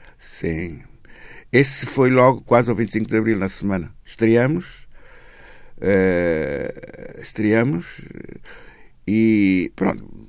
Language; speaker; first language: Portuguese; native; Portuguese